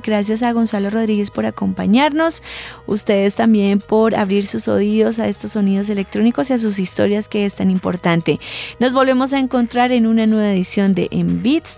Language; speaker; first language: Spanish; native; Spanish